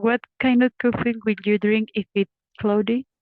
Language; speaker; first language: English; non-native, learner; Spanish